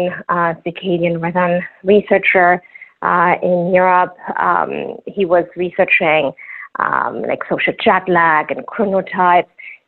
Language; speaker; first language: English; non-native, fluent; Luxembourgish